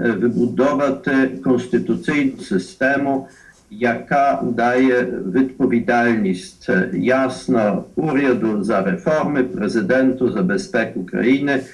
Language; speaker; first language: Ukrainian; non-native, fluent; Polish